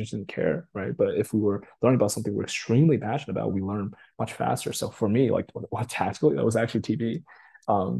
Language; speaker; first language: English; early bilingual, other home language; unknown